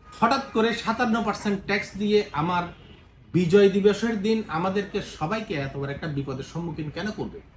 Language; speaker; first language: Bangla; native; Bangla